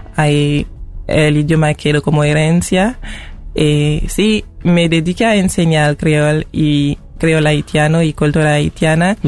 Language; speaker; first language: Spanish; non-native, fluent; Haitian Creole